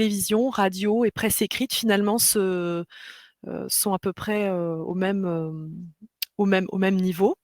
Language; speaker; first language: French; native; French